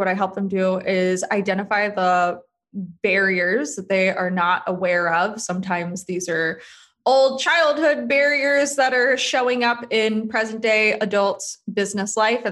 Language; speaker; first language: English; native; English